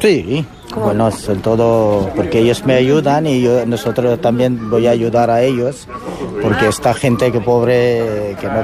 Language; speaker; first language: Spanish; non-native, learner; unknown